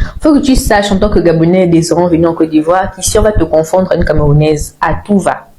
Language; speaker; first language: French; native; French